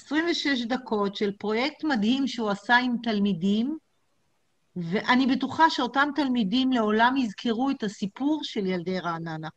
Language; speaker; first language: Hebrew; native; Hebrew